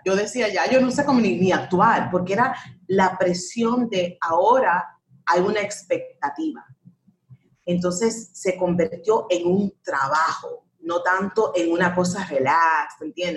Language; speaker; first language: Spanish; early bilingual, heritage; Spanish